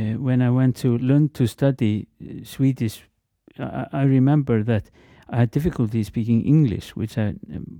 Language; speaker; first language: English; non-native, fluent; Icelandic